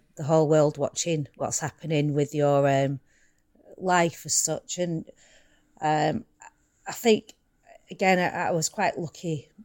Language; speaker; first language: English; native; English